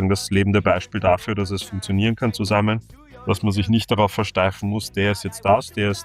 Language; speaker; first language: German; early bilingual, other home language; Serbian